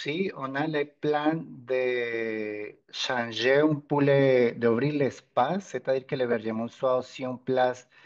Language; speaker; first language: French; non-native, fluent; Spanish